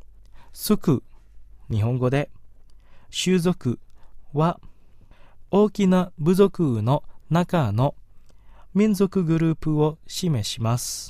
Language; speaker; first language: Japanese; non-native, fluent; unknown